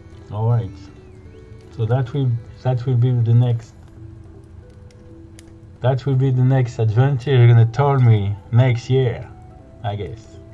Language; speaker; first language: English; non-native, fluent; French